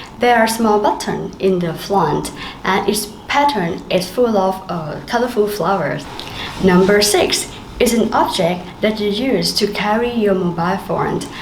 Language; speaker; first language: English; non-native, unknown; Thai